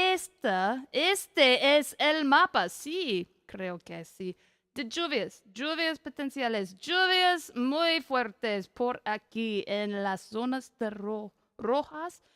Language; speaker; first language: Spanish; non-native, learner; English